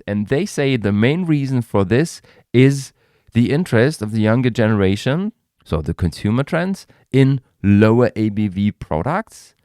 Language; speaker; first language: English; non-native, fluent; German